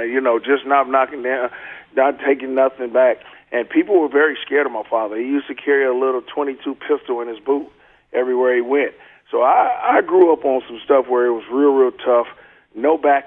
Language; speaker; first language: English; native; English